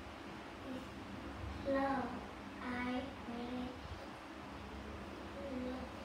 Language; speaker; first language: English; non-native, learner; Vietnamese